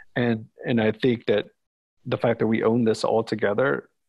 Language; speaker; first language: English; native; English